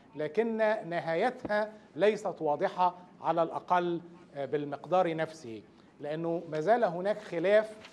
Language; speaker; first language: Arabic; native; Arabic